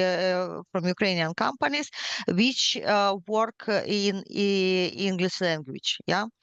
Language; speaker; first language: English; non-native, learner; Ukrainian